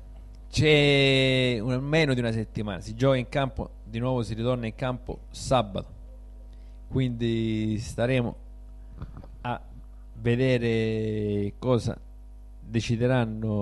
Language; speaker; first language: Italian; native; Italian